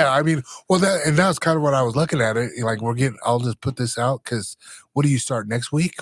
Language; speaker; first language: English; native; English